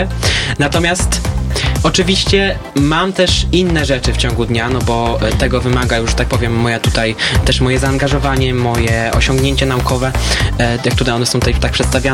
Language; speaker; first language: Polish; native; Polish